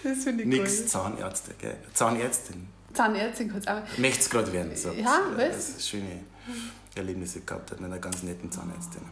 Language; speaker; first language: German; native; German